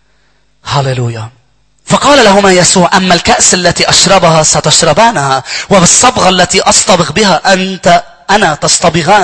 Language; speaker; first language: Arabic; native; Arabic